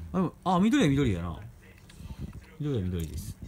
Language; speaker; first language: Japanese; native; Japanese